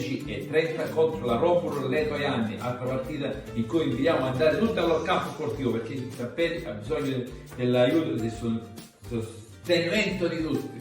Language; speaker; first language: Italian; native; Italian